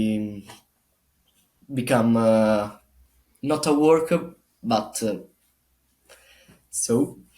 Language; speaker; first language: English; non-native, learner; Italian